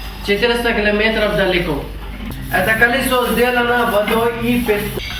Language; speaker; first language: Russian; non-native, fluent; Hindi